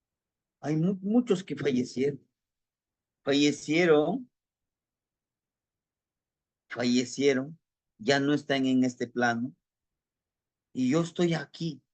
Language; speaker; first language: Spanish; native; Spanish